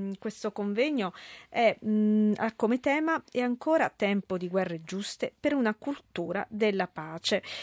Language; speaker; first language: Italian; native; Italian